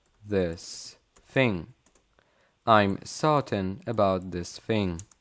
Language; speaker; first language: English; non-native, fluent; Polish